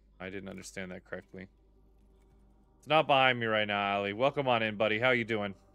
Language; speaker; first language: English; native; English